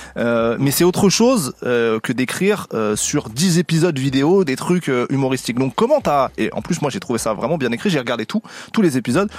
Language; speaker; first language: French; native; French